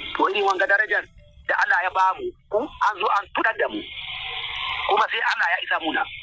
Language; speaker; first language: Hausa; non-native, local second language; Fula